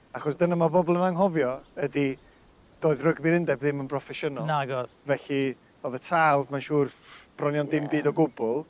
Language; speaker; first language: Welsh; native; Welsh